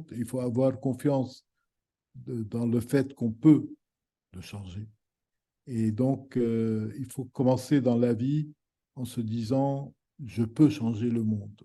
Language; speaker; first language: French; non-native, local second language; Arabic